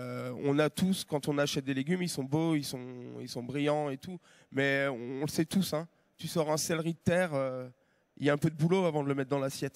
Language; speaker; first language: French; native; French